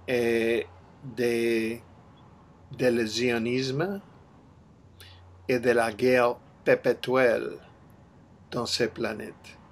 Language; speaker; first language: French; non-native, learner; English